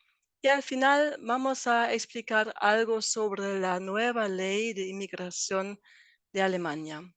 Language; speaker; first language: Spanish; non-native, fluent; German